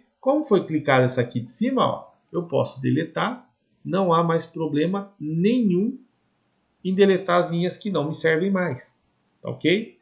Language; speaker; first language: Portuguese; native; Portuguese